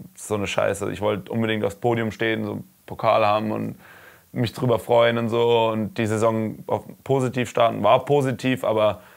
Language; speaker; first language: German; native; German